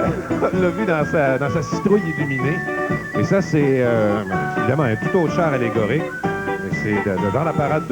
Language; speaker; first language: French; native; French